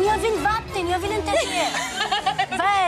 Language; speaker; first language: Swedish; non-native, learner; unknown